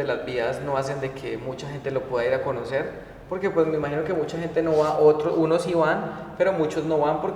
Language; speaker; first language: Spanish; native; Spanish